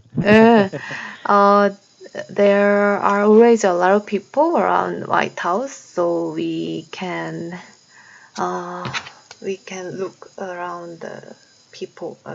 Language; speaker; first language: English; non-native, learner; Korean